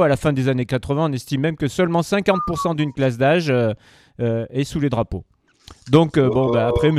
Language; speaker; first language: French; native; French